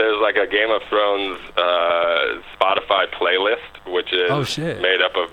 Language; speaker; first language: English; native; English